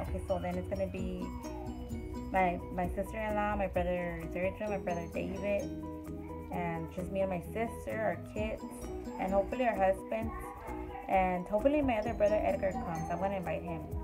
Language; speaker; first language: English; early bilingual, other home language; Spanish